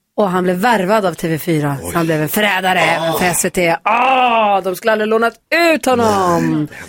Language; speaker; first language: Swedish; native; Swedish